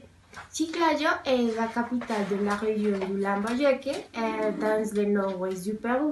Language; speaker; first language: French; non-native, learner; Spanish